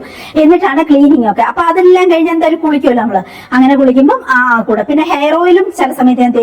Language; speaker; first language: Malayalam; native; Malayalam